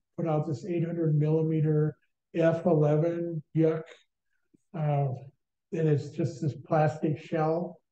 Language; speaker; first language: English; native; English